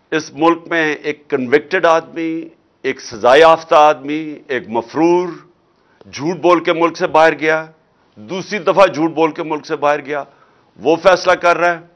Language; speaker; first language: Urdu; non-native, local second language; Punjabi